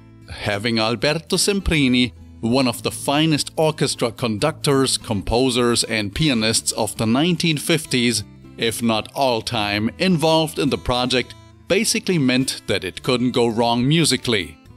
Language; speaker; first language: English; non-native, fluent; German